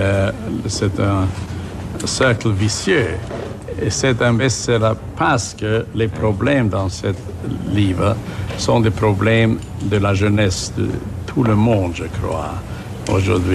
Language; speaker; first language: French; non-native, fluent; German